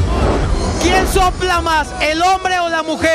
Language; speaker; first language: Spanish; native; Spanish